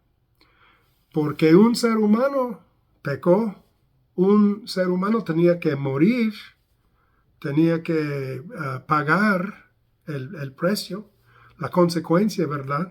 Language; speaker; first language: Spanish; non-native, fluent; English